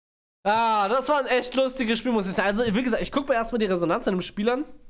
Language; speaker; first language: German; native; German